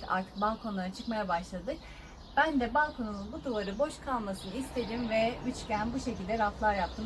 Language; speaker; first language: Turkish; native; Turkish